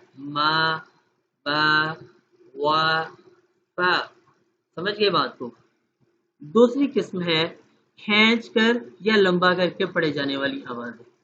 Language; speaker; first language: Urdu; native; Urdu